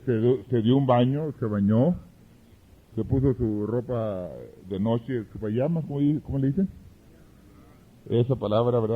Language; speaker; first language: Spanish; early bilingual, heritage; Spanish